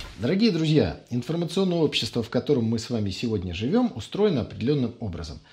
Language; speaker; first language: Russian; native; Russian